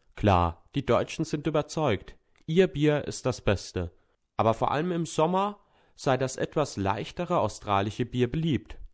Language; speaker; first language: German; native; German